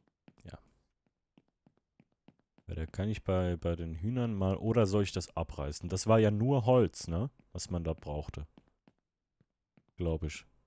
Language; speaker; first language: German; native; German